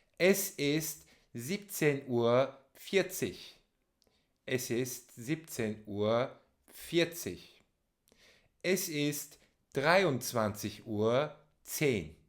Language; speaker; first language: German; non-native, fluent; Turkish